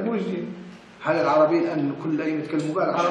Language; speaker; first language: Arabic; native; Arabic